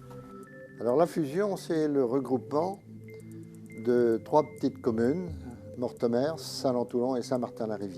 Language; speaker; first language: French; native; French